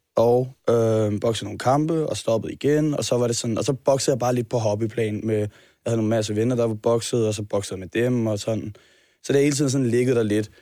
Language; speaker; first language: Danish; native; Danish